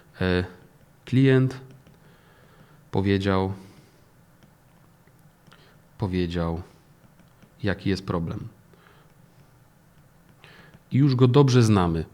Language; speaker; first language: Polish; native; Polish